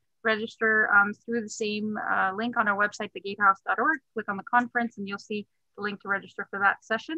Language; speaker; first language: English; native; English